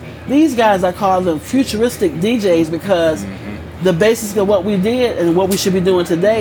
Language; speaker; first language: English; native; English